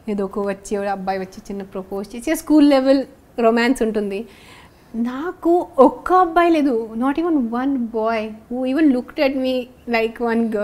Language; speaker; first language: Telugu; non-native, local second language; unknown